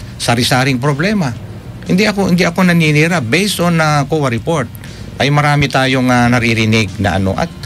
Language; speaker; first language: Filipino; non-native, local second language; Pangasinan